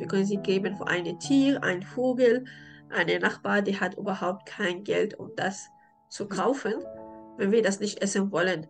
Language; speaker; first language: German; non-native, learner; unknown